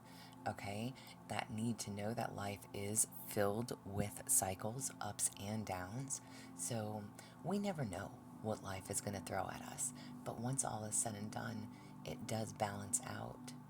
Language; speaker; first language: English; native; English